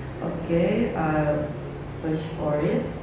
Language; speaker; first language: English; non-native, learner; Indonesian